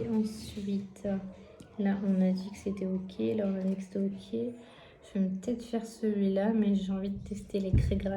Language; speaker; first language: French; native; French